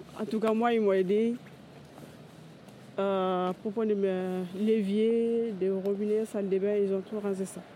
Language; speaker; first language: French; non-native, learner; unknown